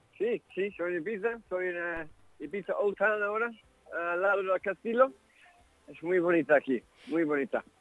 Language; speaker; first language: Spanish; non-native, learner; English